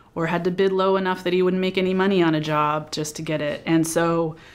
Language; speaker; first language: English; native; English